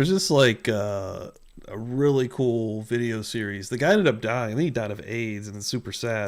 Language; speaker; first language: English; native; English